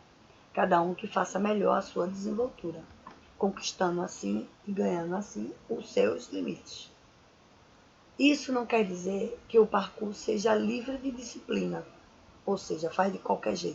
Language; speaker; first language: Portuguese; native; Portuguese